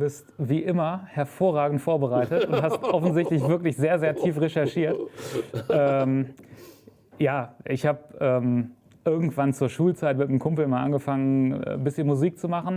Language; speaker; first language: German; native; German